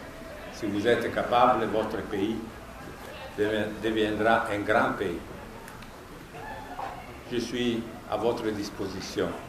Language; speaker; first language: French; non-native, fluent; Italian